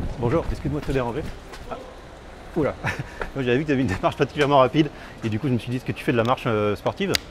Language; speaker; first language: French; native; French